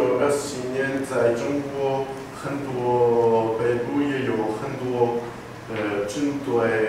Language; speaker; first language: Chinese; non-native, learner; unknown